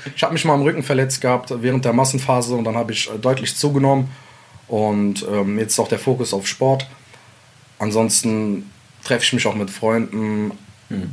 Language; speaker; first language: German; early bilingual, other home language; Central Kurdish